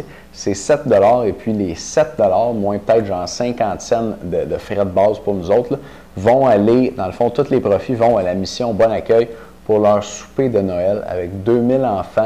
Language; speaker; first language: French; native; French